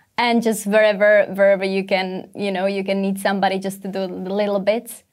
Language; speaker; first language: English; non-native, fluent; Czech